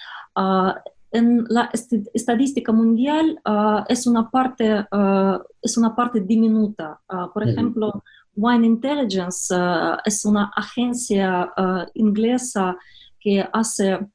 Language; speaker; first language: Spanish; non-native, fluent; Russian